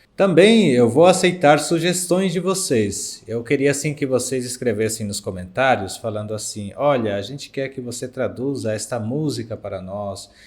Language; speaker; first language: Portuguese; non-native, fluent; Guarani